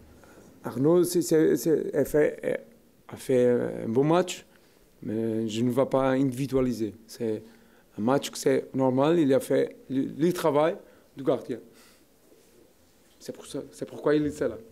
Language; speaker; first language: French; non-native, learner; Portuguese